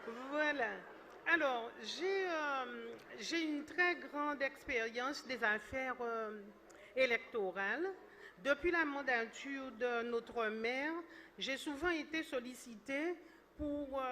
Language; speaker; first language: French; native; French